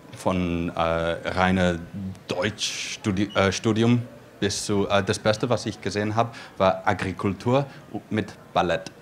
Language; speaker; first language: German; non-native, fluent; English